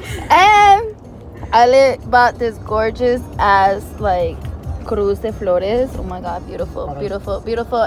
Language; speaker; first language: English; early bilingual, other home language; Spanish